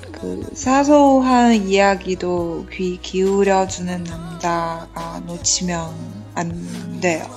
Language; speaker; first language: Korean; non-native, learner; Chinese